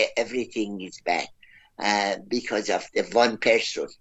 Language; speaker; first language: English; non-native, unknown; Persian